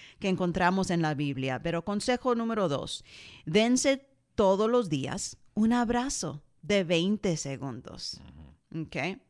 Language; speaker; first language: Spanish; early bilingual, heritage; Spanish